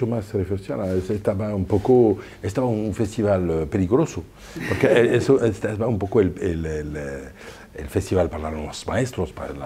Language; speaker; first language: Spanish; non-native, fluent; French